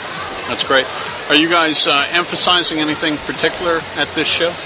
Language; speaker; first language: English; native; English